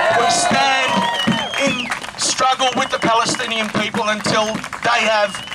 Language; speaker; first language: English; native; English